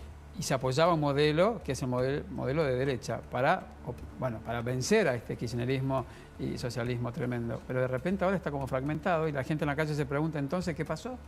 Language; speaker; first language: Spanish; native; Spanish